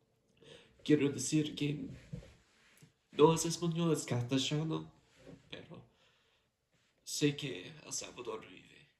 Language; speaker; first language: Spanish; non-native, fluent; English